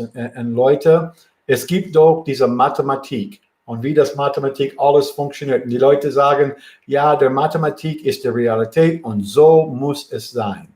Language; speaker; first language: German; non-native, fluent; English